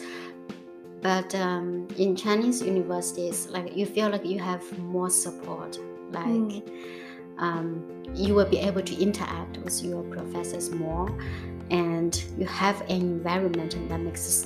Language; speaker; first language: English; non-native, fluent; Chinese